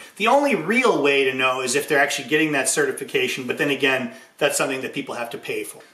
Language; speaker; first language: English; native; English